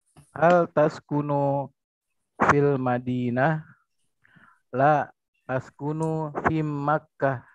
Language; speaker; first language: Arabic; non-native, learner; Indonesian